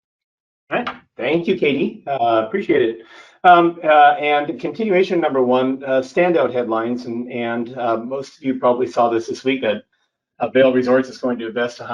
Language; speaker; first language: English; native; English